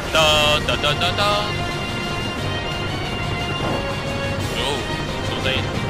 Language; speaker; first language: Chinese; native; Chinese